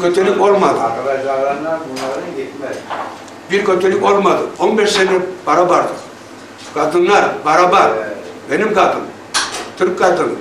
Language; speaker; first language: Turkish; early bilingual, heritage; Turkish